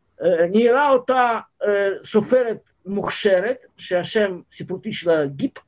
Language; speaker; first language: Hebrew; non-native, fluent; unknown